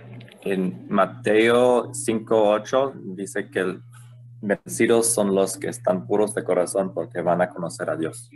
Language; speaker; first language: Spanish; non-native, fluent; Korean